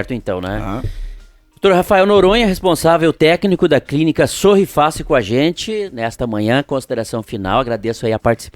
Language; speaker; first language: Portuguese; native; Portuguese